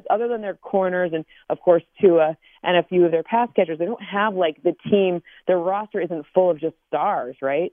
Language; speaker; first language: English; native; English